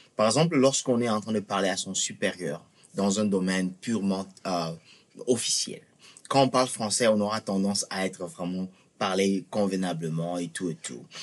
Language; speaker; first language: French; non-native, local second language; Lingala